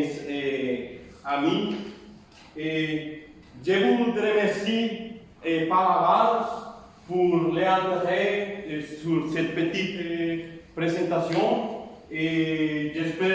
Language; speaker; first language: French; non-native, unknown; Spanish